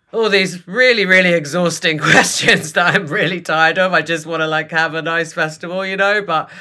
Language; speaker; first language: English; native; English